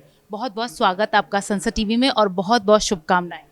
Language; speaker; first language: Hindi; native; Hindi